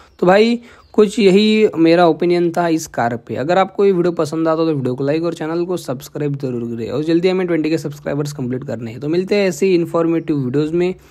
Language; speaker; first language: Hindi; non-native, local second language; Marathi